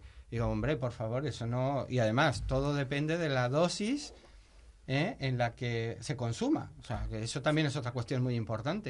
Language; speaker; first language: Spanish; native; Spanish